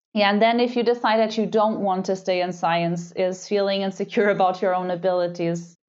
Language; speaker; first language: English; non-native, fluent; Portuguese